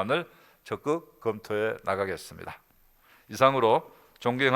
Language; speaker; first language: Korean; native; Korean